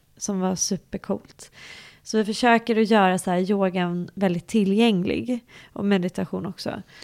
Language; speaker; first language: Swedish; early bilingual, other home language; English